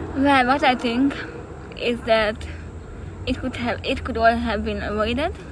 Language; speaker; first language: English; non-native, fluent; Hungarian